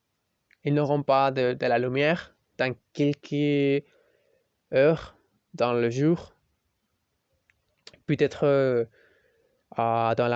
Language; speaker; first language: French; non-native, learner; Spanish